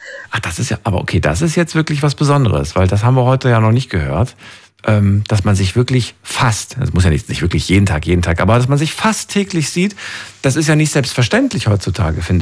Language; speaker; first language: German; native; German